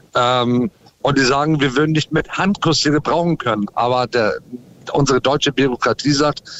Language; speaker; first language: German; early bilingual, other home language; English